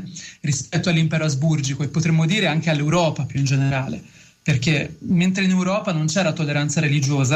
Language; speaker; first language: Italian; native; Italian